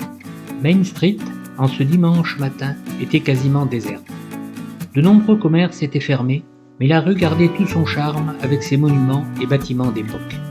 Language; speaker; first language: French; native; French